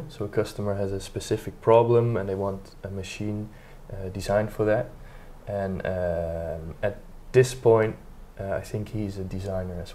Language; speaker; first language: English; non-native, fluent; Dutch